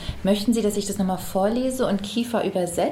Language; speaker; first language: German; native; German